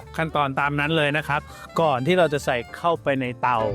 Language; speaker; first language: Thai; early bilingual, heritage; Thai